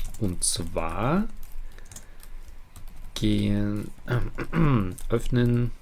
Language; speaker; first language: German; non-native, learner; Ukrainian